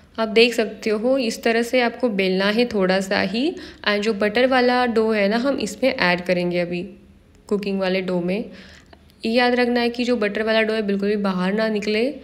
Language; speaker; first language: Hindi; non-native, local second language; Marathi